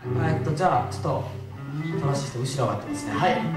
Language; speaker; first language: Japanese; native; Japanese